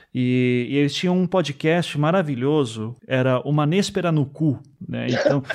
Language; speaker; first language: Portuguese; native; Portuguese